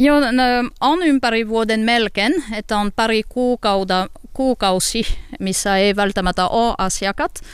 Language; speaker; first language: Finnish; non-native, learner; French